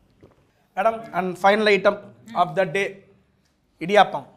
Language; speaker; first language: Telugu; native; Telugu